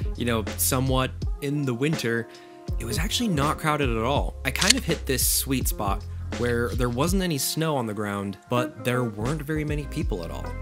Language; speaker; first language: English; native; English